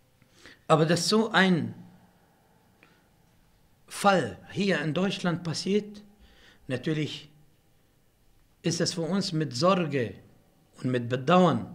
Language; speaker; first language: German; non-native, fluent; Arabic